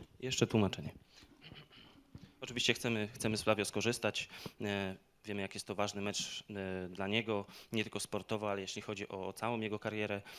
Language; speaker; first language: Polish; native; Polish